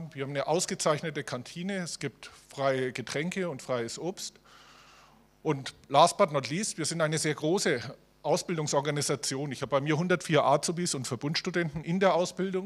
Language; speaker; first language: German; native; German